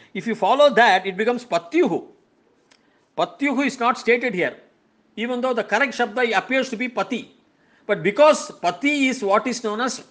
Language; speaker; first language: English; non-native, local second language; Tamil